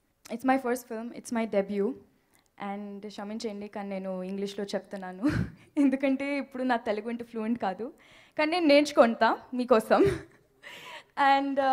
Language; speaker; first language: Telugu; non-native, learner; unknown